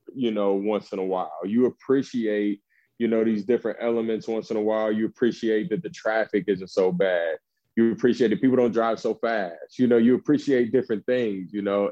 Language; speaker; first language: English; native; English